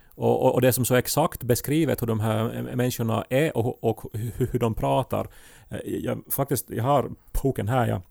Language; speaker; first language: Swedish; native; Swedish